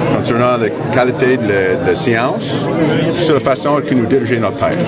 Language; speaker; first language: French; non-native, fluent; English